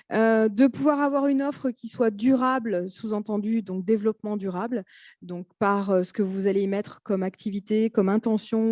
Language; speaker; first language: French; native; French